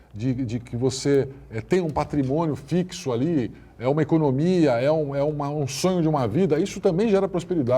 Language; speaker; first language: Portuguese; native; Portuguese